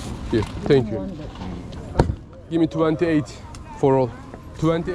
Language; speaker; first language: English; non-native, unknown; Turkish